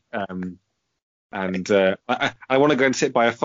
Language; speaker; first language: English; native; English